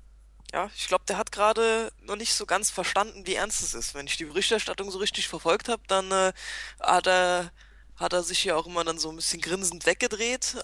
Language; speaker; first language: German; native; German